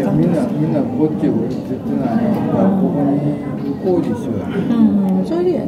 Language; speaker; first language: Japanese; native; Japanese